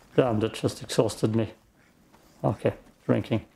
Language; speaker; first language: English; non-native, fluent; German